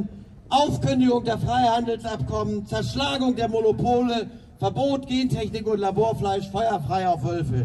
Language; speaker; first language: German; native; German